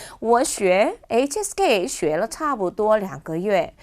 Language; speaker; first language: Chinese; non-native, fluent; Korean